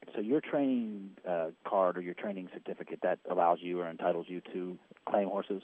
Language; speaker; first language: English; native; English